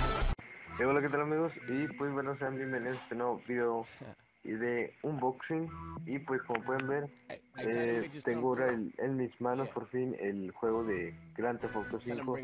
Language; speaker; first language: Spanish; native; Spanish